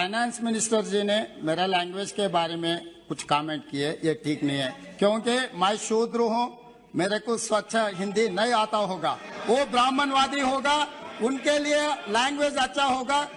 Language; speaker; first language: Hindi; non-native, local second language; Telugu